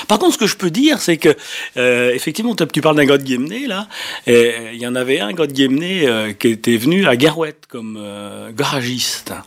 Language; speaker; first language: French; native; French